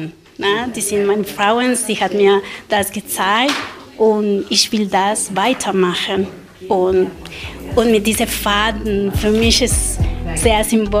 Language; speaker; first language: German; non-native, learner; Spanish